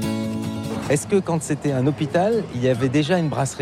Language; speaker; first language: French; native; French